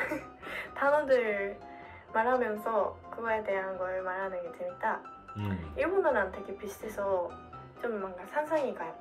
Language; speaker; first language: Korean; non-native, fluent; Japanese